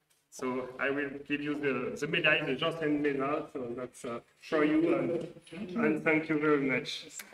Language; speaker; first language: English; non-native, fluent; French